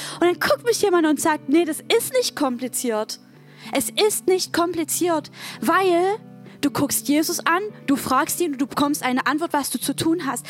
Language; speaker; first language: German; native; German